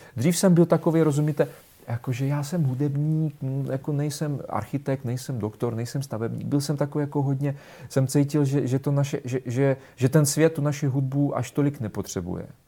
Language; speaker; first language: Czech; non-native, fluent; Russian